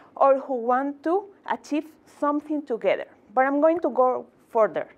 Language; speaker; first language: English; non-native, fluent; Spanish